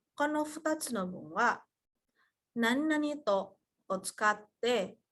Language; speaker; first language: Japanese; non-native, fluent; Indonesian